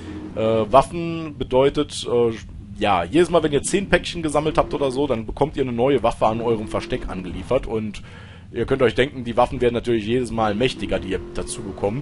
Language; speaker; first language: German; native; German